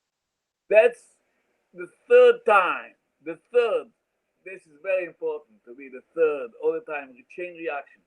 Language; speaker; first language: English; non-native, learner; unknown